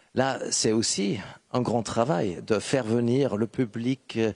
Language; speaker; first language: French; non-native, fluent; German